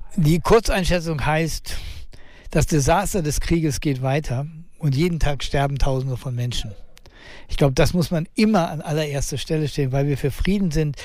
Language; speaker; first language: German; native; German